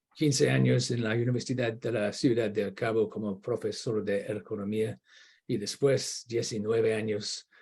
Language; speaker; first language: Spanish; non-native, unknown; English